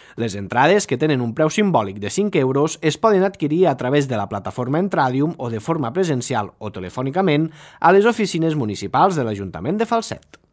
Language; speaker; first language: Catalan; native; Catalan